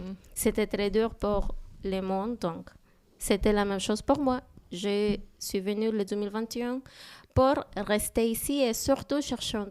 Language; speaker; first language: French; non-native, learner; Spanish